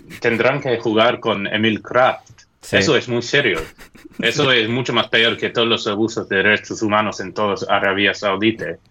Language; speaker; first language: Spanish; non-native, fluent; English